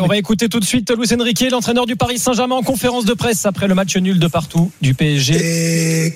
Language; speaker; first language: French; native; French